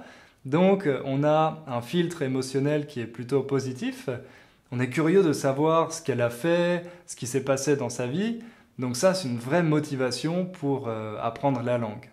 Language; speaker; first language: French; native; French